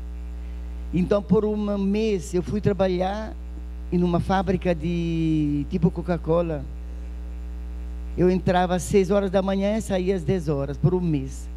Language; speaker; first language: Portuguese; non-native, fluent; Italian